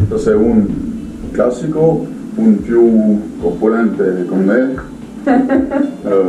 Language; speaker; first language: Italian; non-native, learner; French